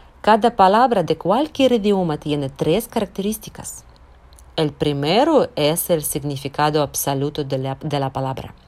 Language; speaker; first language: Spanish; non-native, fluent; Russian